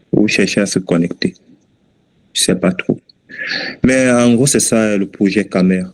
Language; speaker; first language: French; native; French